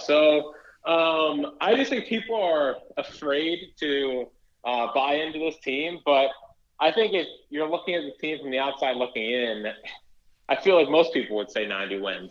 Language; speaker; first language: English; native; English